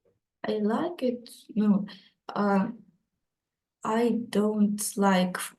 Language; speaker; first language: English; non-native, learner; Ukrainian